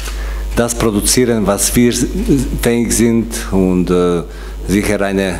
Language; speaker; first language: German; non-native, fluent; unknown